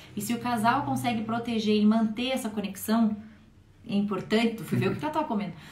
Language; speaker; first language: Portuguese; native; Portuguese